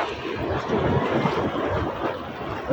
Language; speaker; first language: German; native; German